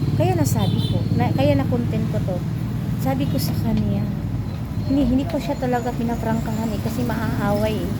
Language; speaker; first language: Filipino; non-native, local second language; Cebuano